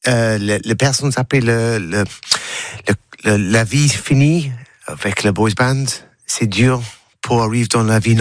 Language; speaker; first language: French; non-native, learner; English